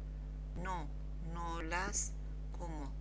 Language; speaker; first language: Spanish; non-native, learner; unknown